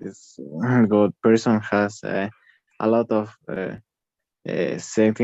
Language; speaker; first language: English; non-native, learner; Spanish